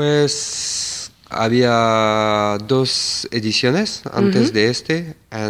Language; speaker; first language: Spanish; non-native, fluent; French